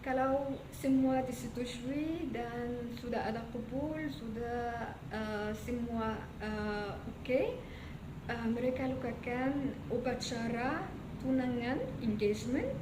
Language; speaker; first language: Indonesian; non-native, fluent; Arabic